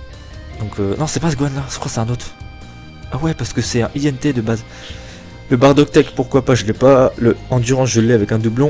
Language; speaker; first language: French; native; French